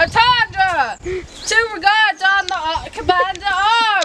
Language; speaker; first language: French; non-native, learner; English